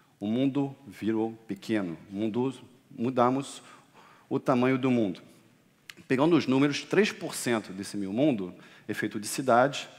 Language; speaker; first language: Portuguese; non-native, fluent; French